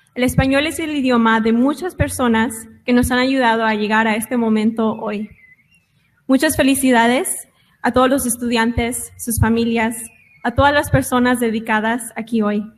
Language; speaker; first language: Spanish; early bilingual, heritage; Spanish